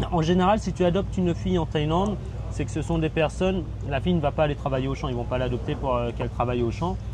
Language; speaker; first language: French; early bilingual, other home language; Thai